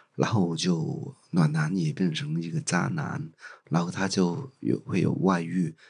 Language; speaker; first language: Chinese; non-native, local second language; Cantonese